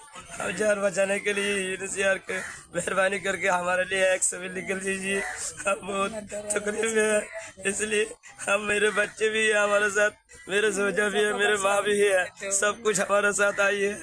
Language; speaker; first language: Hindi; non-native, learner; Rohingya